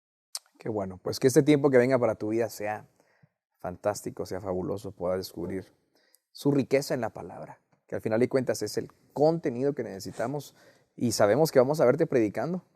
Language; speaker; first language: Spanish; native; Spanish